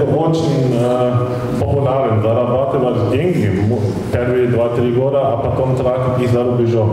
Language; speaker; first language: Russian; non-native, fluent; German